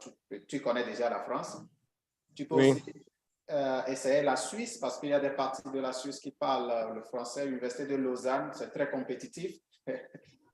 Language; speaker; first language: French; non-native, local second language; Ewe